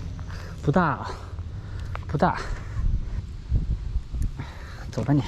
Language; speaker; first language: Chinese; native; Chinese